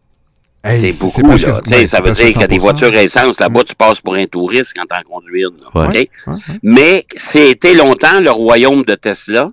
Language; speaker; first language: French; native; French